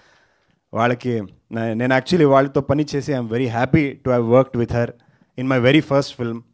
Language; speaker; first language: Telugu; non-native, learner; Kannada